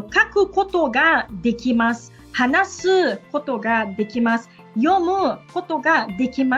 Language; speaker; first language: Japanese; non-native, fluent; Portuguese